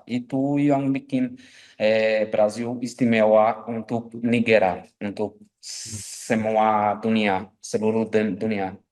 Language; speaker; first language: Indonesian; non-native, fluent; Portuguese